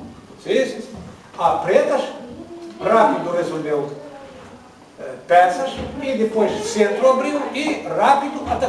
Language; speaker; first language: Portuguese; non-native, learner; Ukrainian